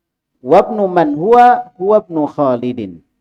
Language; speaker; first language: Arabic; non-native, fluent; Indonesian